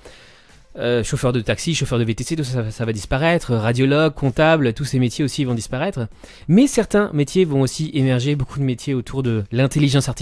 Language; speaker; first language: French; native; French